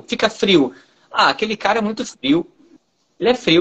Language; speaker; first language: Portuguese; native; Portuguese